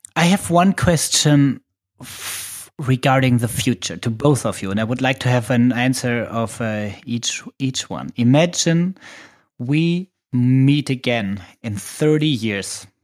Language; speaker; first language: English; non-native, fluent; German